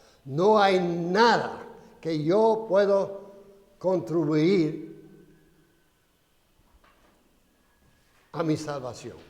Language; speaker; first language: Spanish; non-native, fluent; English